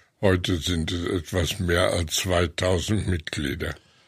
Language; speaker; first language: German; native; German